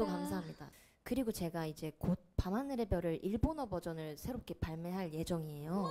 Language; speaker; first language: Korean; native; Korean